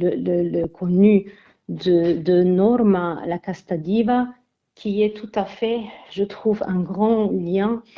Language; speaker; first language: French; non-native, fluent; Armenian